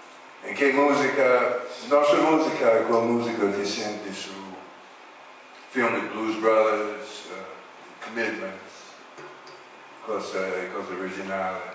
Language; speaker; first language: Italian; non-native, learner; English